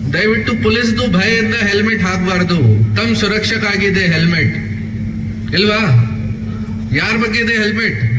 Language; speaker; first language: Kannada; non-native, local second language; Hindi